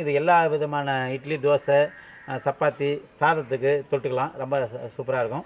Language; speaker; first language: Tamil; native; Tamil